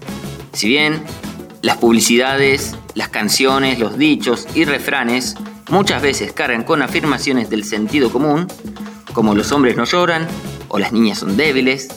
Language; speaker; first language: Spanish; native; Spanish